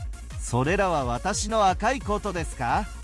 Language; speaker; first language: Japanese; non-native, learner; English